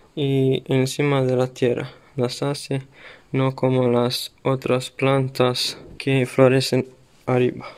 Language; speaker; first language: Spanish; non-native, learner; Serbian